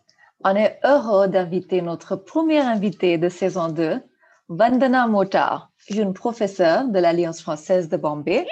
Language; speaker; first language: French; non-native, fluent; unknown